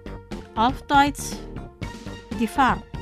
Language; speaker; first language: German; non-native, fluent; Indonesian